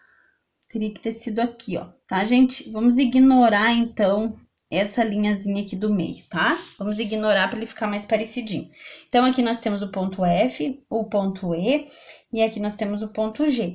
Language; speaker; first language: Portuguese; native; Portuguese